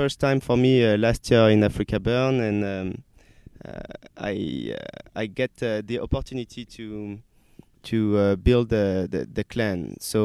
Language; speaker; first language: English; non-native, learner; French